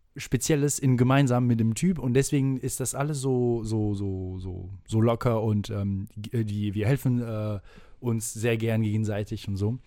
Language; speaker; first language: German; non-native, fluent; French